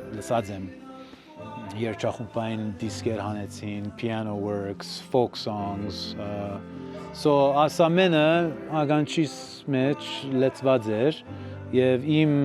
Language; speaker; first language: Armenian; early bilingual, heritage; Armenian